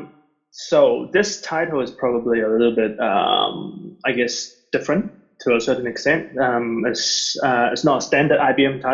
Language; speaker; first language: English; non-native, local second language; Cantonese